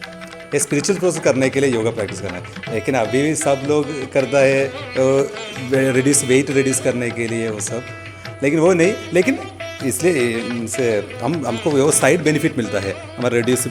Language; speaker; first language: Hindi; non-native, local second language; Malayalam